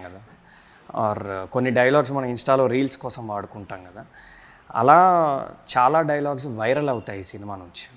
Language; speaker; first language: Telugu; native; Telugu